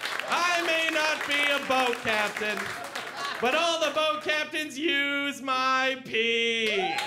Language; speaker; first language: English; native; English